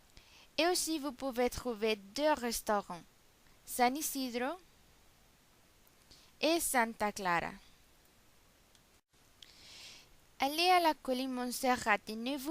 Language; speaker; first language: French; non-native, learner; Spanish